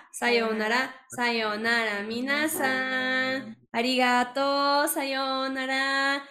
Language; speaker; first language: Spanish; native; Spanish